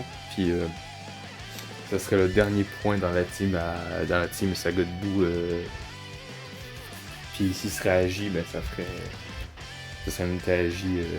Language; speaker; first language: French; native; French